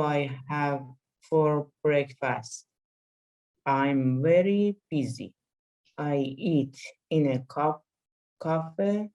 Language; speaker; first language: English; non-native, learner; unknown